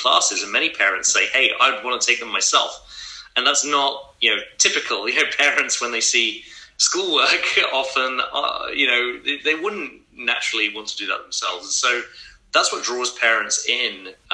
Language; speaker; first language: English; native; English